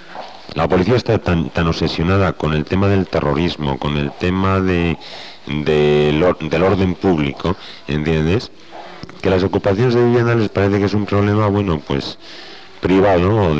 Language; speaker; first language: Spanish; native; Spanish